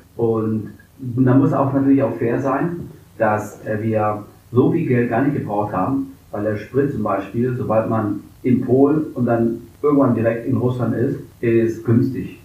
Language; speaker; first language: German; early bilingual, other home language; English